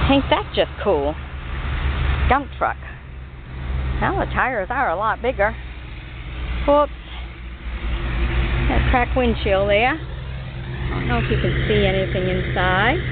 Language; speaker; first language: English; native; English